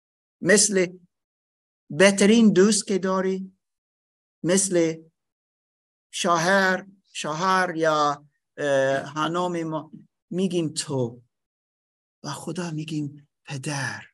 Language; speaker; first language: Persian; non-native, fluent; English